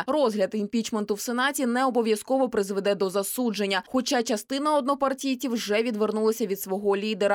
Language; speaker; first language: Ukrainian; native; Ukrainian